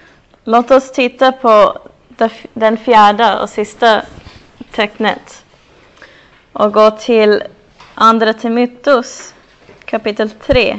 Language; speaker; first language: Swedish; non-native, fluent; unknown